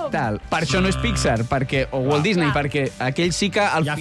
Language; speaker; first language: Catalan; native; Catalan